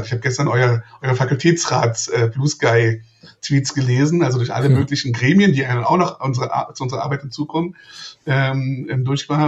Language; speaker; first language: German; native; German